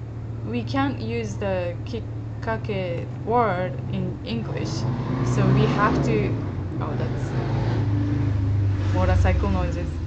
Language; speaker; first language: English; non-native, fluent; Japanese